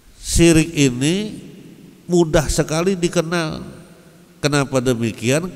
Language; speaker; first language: Indonesian; non-native, local second language; Banjar